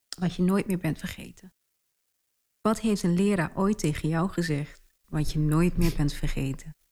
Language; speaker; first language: Dutch; early bilingual, other home language; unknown